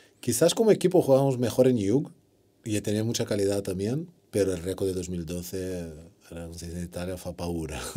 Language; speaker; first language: Spanish; non-native, fluent; Portuguese